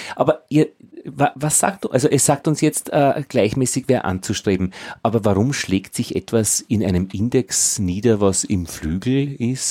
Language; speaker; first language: German; native; German